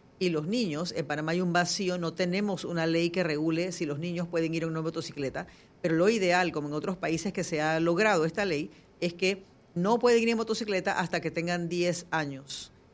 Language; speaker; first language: Spanish; native; Spanish